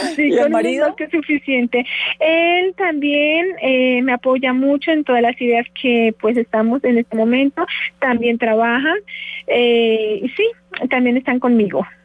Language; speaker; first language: Spanish; native; Spanish